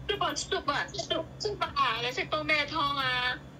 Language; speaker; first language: Cantonese; native; Cantonese